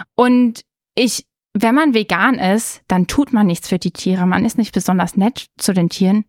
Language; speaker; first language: German; native; German